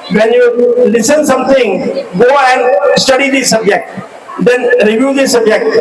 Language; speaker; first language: English; non-native, local second language; Hindi